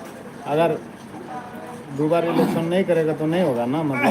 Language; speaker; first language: Hindi; non-native, local second language; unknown